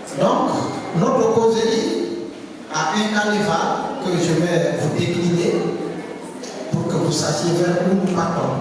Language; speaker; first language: French; non-native, local second language; Wolof